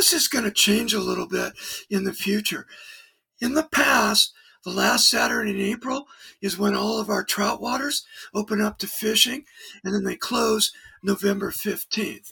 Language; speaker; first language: English; native; English